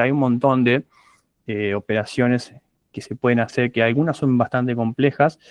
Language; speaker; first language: Spanish; native; Spanish